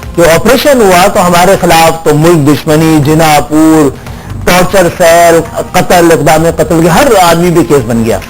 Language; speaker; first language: Urdu; native; Urdu